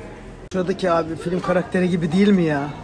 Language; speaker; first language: Turkish; native; Turkish